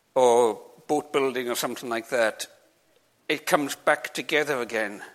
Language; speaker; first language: English; native; English